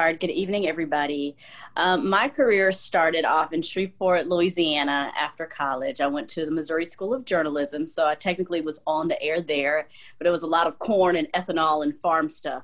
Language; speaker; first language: English; native; English